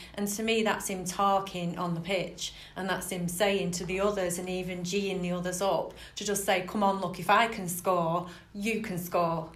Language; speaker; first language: English; native; English